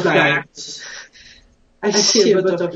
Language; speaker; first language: English; non-native, learner; French